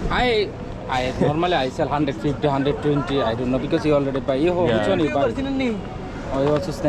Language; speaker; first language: English; non-native, local second language; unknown